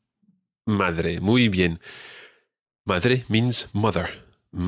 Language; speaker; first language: Spanish; non-native, fluent; English